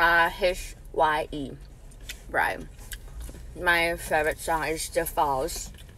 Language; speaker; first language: English; non-native, learner; Thai